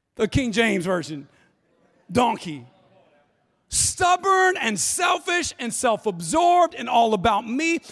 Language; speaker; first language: English; native; English